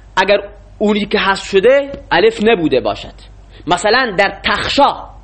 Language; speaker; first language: Persian; non-native, local second language; Baluchi